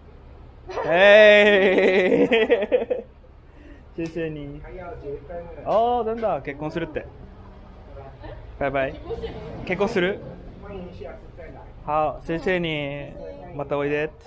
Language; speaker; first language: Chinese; non-native, learner; Japanese